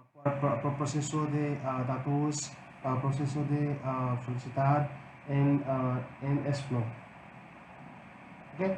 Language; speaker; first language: Spanish; non-native, learner; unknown